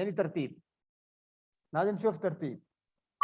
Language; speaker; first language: Arabic; non-native, learner; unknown